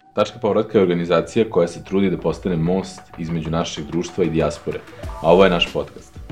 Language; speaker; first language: Serbian; native; Serbian